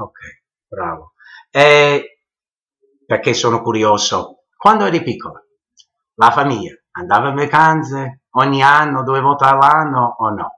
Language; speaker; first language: Italian; early bilingual, heritage; English